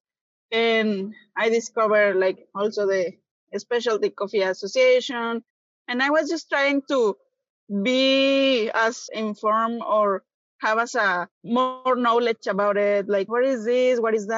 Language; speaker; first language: English; non-native, fluent; Spanish